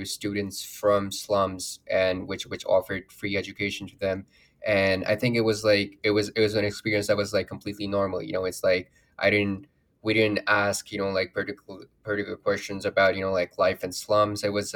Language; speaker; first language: English; non-native, local second language; Urdu